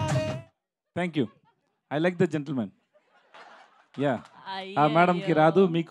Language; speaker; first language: Telugu; non-native, learner; Tamil